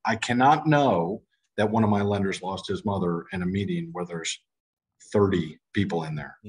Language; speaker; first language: English; native; English